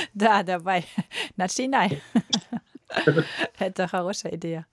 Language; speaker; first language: Russian; non-native, learner; German